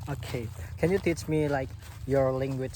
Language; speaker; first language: English; non-native, learner; Indonesian